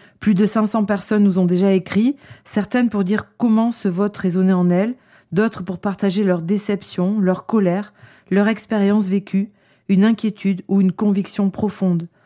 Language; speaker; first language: French; native; French